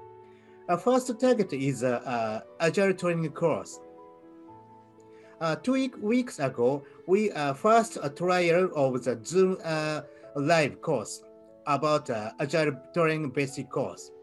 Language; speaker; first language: English; non-native, learner; Japanese